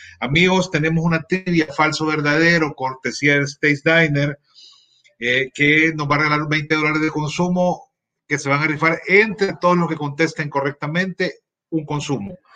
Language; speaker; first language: Spanish; native; Spanish